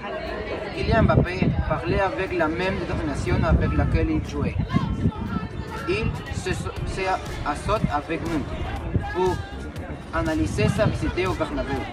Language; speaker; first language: French; non-native, learner; Spanish